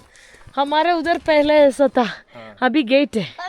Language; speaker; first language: Hindi; non-native, learner; Malayalam